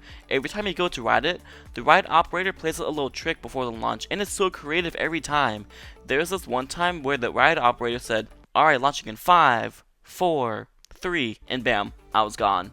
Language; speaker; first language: English; native; English